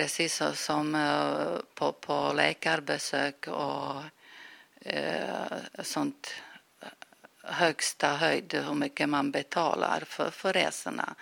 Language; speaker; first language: Swedish; non-native, fluent; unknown